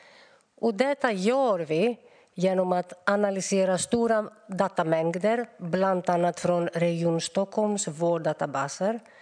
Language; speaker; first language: Swedish; non-native, fluent; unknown